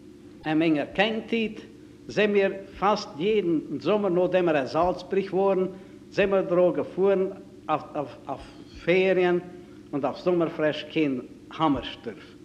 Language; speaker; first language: German; native; German